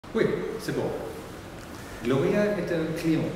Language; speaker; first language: French; non-native, learner; German